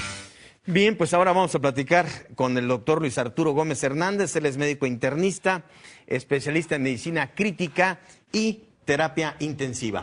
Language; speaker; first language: Spanish; native; Spanish